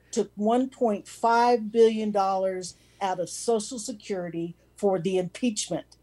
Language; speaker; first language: English; native; English